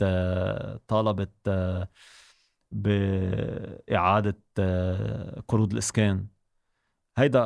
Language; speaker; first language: Arabic; native; Arabic